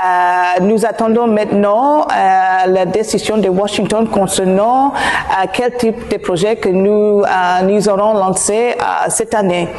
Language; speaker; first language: French; non-native, fluent; English